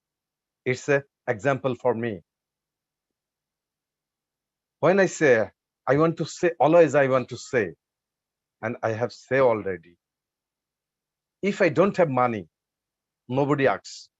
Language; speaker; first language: English; non-native, learner; Bangla